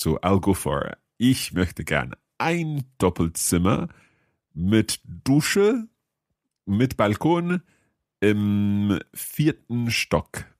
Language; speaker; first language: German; non-native, learner; English